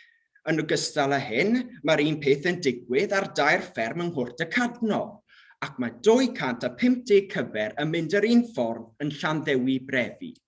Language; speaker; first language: Welsh; native; Welsh